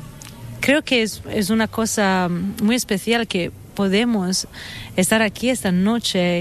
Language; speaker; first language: Spanish; non-native, fluent; Italian